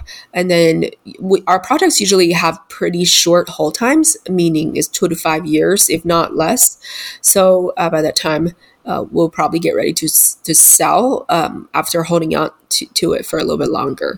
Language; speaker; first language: English; non-native, fluent; Chinese